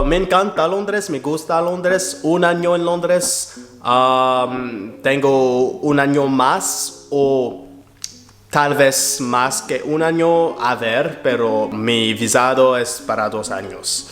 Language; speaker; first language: Spanish; non-native, learner; French